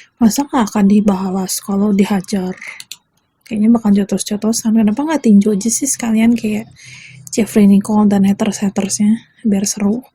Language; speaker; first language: Indonesian; native; Indonesian